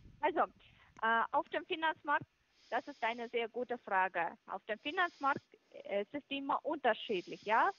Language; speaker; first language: German; non-native, fluent; Russian